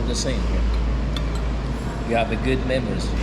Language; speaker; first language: English; non-native, fluent; Spanish